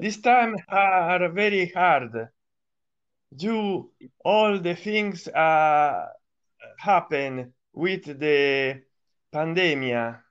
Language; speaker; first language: English; non-native, learner; Italian